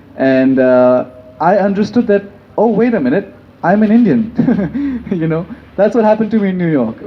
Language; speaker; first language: English; non-native, local second language; Hindi